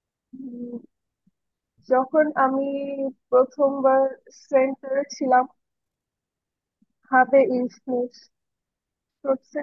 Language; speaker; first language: German; non-native, learner; Bangla